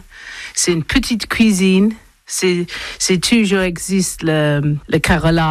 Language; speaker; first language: French; non-native, learner; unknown